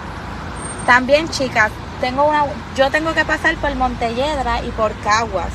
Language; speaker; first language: Spanish; native; Spanish